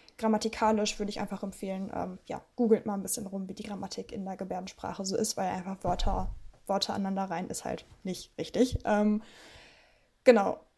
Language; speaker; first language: German; early bilingual, other home language; Russian